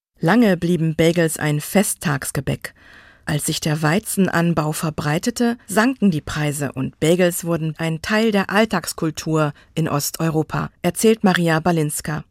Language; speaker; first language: German; native; German